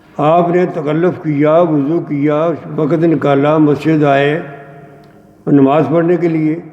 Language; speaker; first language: Urdu; non-native, local second language; Punjabi